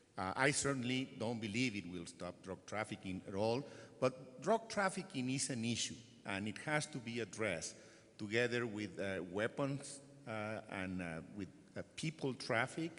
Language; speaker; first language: English; non-native, fluent; Spanish